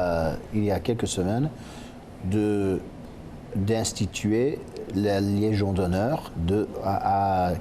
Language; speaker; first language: French; non-native, local second language; English